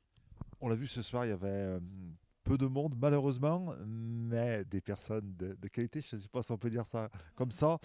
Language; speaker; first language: French; native; French